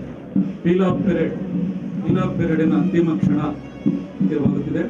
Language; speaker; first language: Kannada; native; Kannada